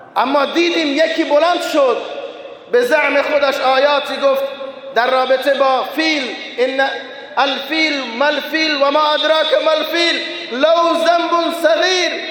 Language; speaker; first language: Persian; non-native, local second language; Baluchi